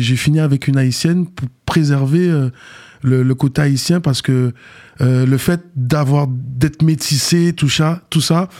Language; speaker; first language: French; native; French